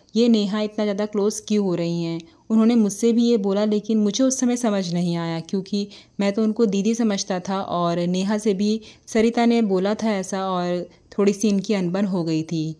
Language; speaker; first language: Hindi; native; Hindi